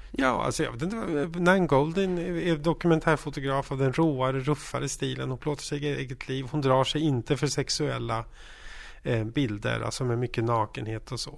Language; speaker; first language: Swedish; native; Swedish